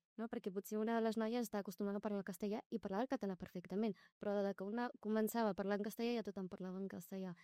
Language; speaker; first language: Catalan; non-native, local second language; Arabic